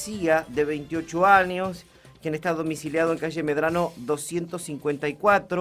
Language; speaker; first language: Spanish; native; Spanish